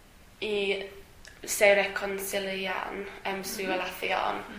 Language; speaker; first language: Spanish; non-native, learner; English